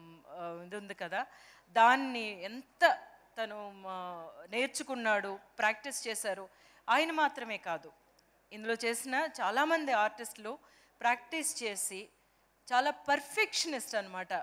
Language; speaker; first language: Telugu; native; Telugu